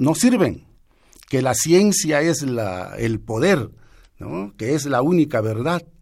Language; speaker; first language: Spanish; native; Spanish